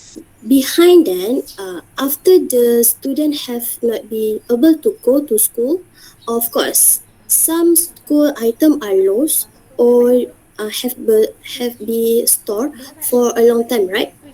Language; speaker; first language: English; non-native, learner; Malay